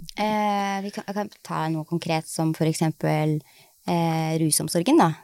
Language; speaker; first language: Norwegian; early bilingual, other home language; Somali